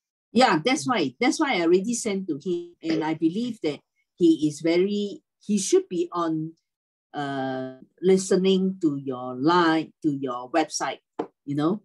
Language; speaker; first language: English; non-native, local second language; Cantonese